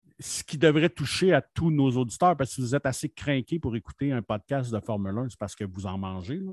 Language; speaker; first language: French; native; French